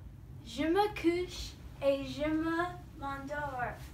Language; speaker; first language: French; non-native, learner; English